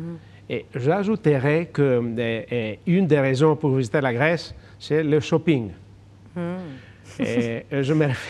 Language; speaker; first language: French; non-native, fluent; Greek